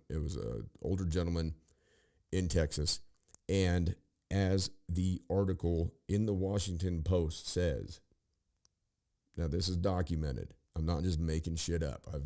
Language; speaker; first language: English; native; English